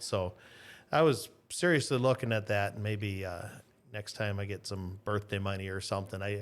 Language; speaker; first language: English; native; English